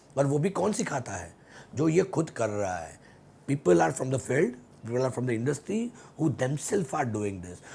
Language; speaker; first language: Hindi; non-native, local second language; Gujarati